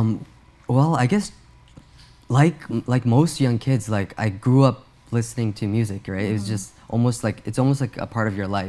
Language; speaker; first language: English; early bilingual, other home language; Urdu